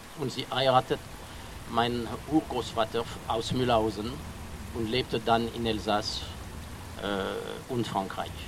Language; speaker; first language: German; non-native, fluent; French